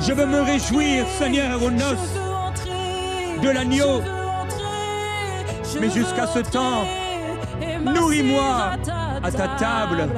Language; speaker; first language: French; native; French